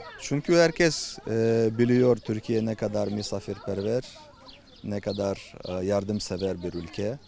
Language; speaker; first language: Turkish; non-native, fluent; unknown